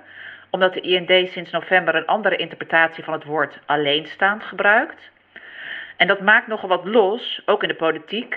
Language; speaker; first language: Dutch; native; Dutch